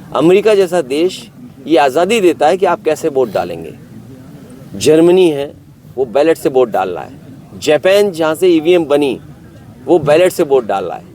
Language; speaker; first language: Hindi; native; Hindi